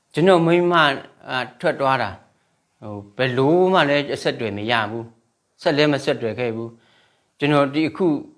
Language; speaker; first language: Burmese; non-native, local second language; Shan